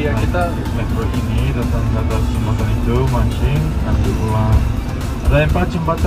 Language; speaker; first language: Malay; non-native, learner; Turkish